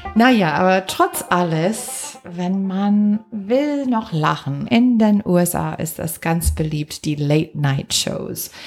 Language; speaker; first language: German; non-native, fluent; English